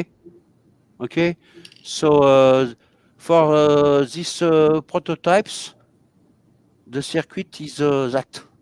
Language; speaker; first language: English; non-native, learner; French